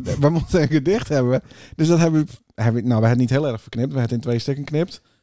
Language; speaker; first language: Dutch; native; Dutch